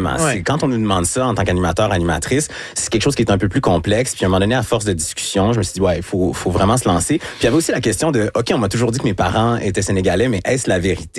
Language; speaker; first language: French; native; French